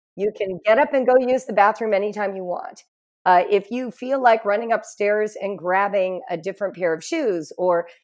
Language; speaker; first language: English; native; English